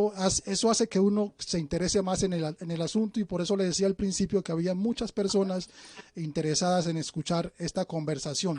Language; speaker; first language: Spanish; native; Spanish